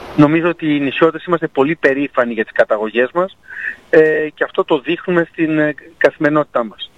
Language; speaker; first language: Greek; native; Greek